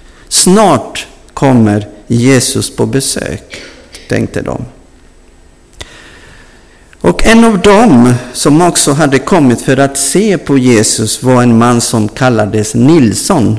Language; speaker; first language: Swedish; non-native, fluent; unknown